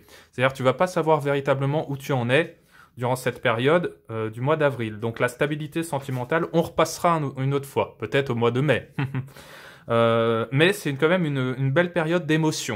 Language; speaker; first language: French; native; French